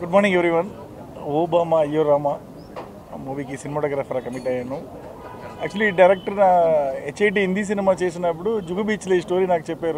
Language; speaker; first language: Telugu; non-native, fluent; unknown